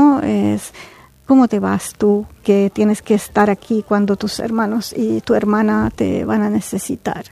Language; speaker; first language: Spanish; non-native, fluent; Arabic